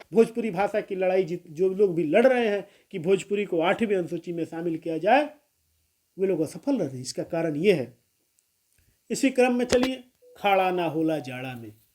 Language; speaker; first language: Hindi; non-native, local second language; Bhojpuri